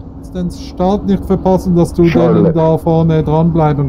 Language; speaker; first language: German; native; German